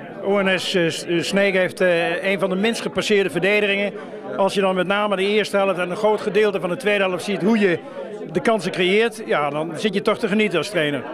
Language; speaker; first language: Dutch; native; Dutch